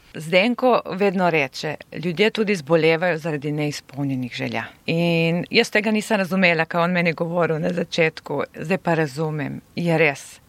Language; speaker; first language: Slovenian; non-native, local second language; Serbian